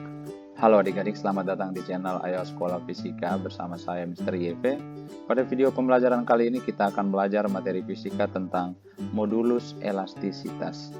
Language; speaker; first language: Indonesian; native; Indonesian